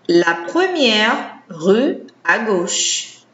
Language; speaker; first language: French; non-native, fluent; Portuguese